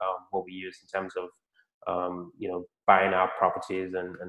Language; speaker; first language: English; non-native, local second language; Yoruba